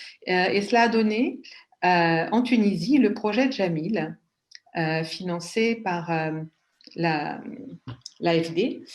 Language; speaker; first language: French; native; French